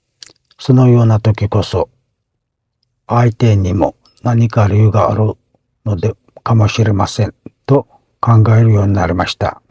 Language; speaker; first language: Japanese; non-native, fluent; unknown